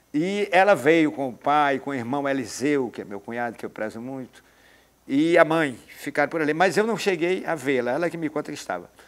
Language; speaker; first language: Portuguese; native; Portuguese